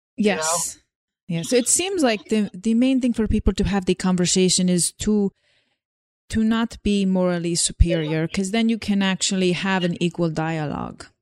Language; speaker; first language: English; non-native, fluent; Slovenian